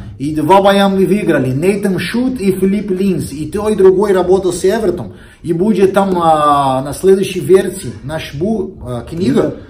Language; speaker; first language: Russian; non-native, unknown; Portuguese